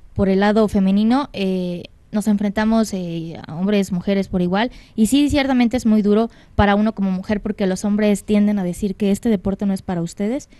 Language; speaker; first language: Spanish; native; Spanish